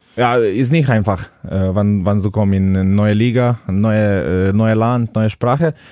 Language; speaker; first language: German; non-native, learner; Slovenian